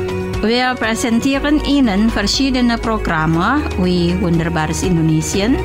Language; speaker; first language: German; non-native, fluent; Indonesian